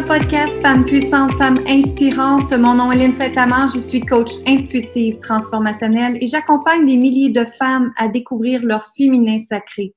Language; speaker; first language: French; native; French